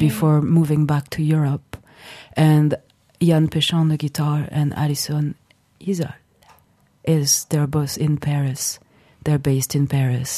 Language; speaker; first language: English; non-native, fluent; French